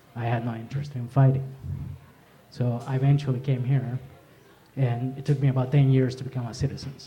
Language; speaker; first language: English; early bilingual, other home language; Spanish